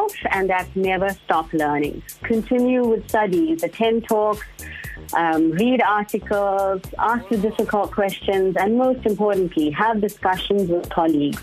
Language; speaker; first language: English; native; English